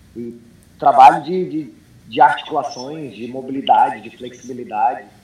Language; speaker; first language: Portuguese; early bilingual, heritage; English